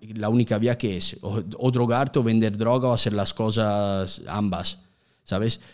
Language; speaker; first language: Spanish; non-native, fluent; Italian